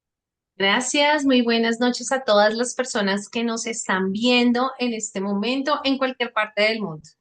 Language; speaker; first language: Spanish; native; Spanish